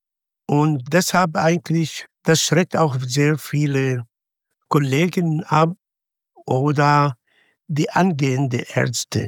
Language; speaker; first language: German; non-native, fluent; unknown